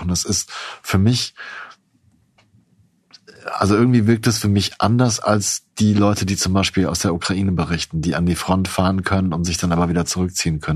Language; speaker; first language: German; native; German